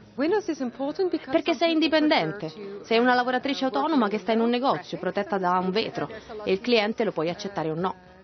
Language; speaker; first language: Italian; non-native, fluent; Russian